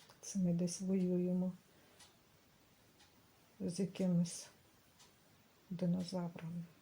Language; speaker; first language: Ukrainian; native; Ukrainian